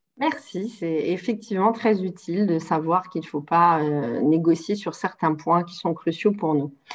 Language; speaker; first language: French; native; French